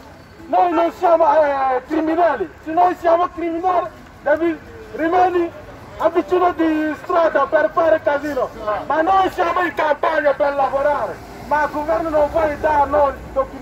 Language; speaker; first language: Italian; non-native, learner; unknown